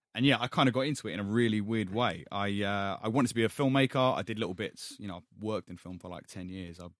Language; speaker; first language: English; native; English